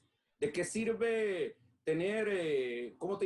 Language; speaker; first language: Spanish; native; Spanish